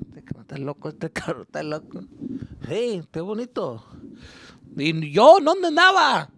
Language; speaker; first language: Spanish; early bilingual, other home language; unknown